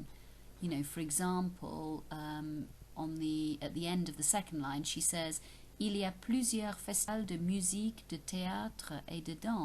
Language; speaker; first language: French; non-native, fluent; English